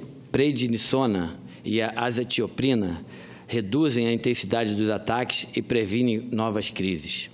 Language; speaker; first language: Portuguese; native; Portuguese